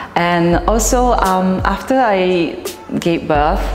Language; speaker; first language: English; non-native, fluent; Japanese